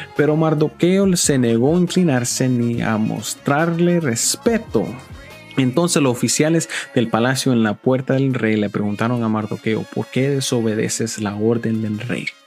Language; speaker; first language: Spanish; early bilingual, heritage; Spanish